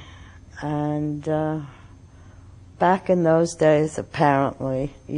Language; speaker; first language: English; early bilingual, other home language; German